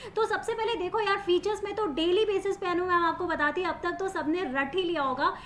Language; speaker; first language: Hindi; native; Hindi